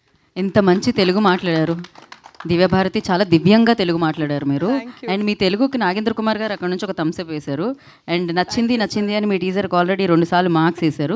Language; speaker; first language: Telugu; native; Telugu